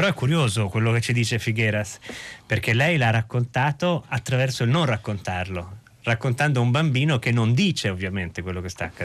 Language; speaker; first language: Italian; native; Italian